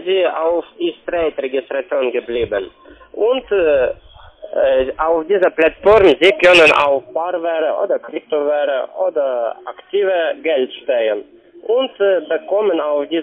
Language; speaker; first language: German; non-native, learner; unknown